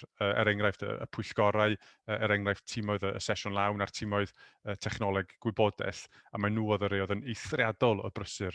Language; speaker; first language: Welsh; native; Welsh